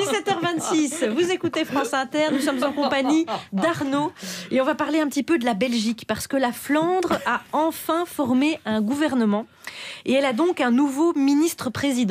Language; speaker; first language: French; native; French